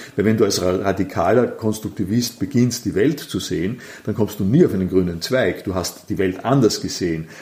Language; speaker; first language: German; native; German